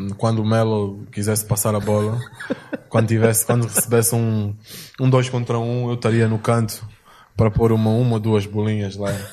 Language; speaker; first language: Portuguese; native; Portuguese